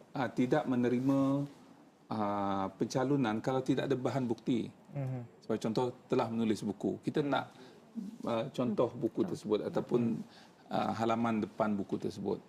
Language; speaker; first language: Malay; native; Malay